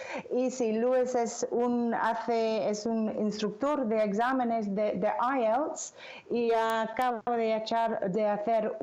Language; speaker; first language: Spanish; non-native, fluent; English